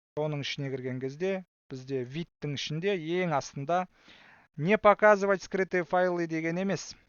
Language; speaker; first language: Russian; non-native, local second language; Kazakh